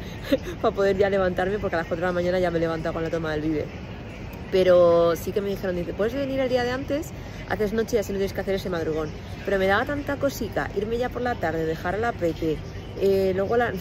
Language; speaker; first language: Spanish; native; Spanish